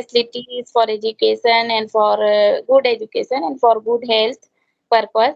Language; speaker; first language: English; non-native, learner; Hindi